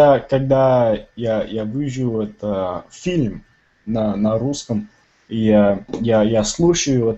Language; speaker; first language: Russian; non-native, learner; Tamil